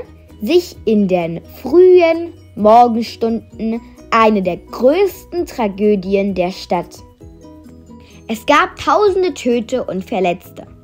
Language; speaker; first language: German; non-native, fluent; Macedonian